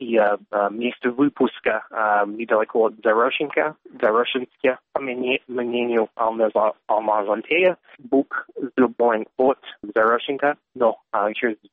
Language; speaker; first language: Russian; non-native, learner; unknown